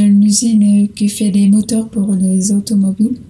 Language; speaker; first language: French; non-native, learner; Portuguese